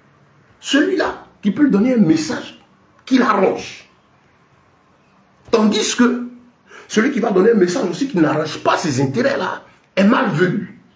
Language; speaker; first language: French; native; French